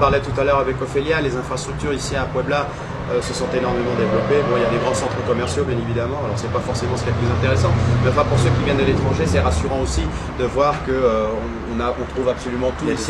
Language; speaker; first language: French; native; French